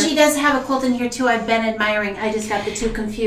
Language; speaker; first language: English; native; English